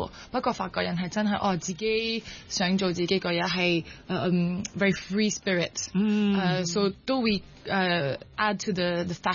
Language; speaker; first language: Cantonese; non-native, local second language; French